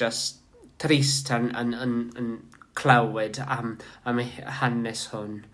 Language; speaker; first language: Welsh; non-native, learner; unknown